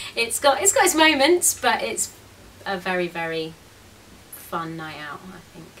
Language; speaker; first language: English; native; English